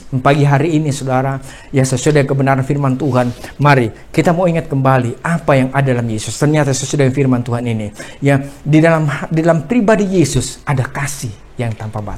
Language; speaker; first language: Indonesian; native; Indonesian